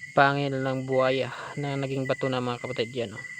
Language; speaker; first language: Filipino; non-native, local second language; Cebuano